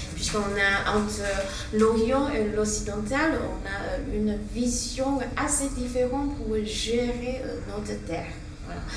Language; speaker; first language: French; non-native, fluent; Chinese